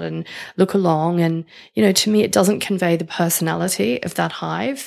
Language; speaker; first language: English; native; English